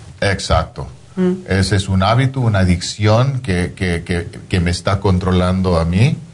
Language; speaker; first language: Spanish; non-native, fluent; English